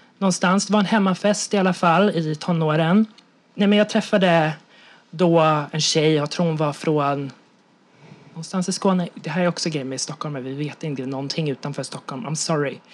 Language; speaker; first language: Swedish; native; Swedish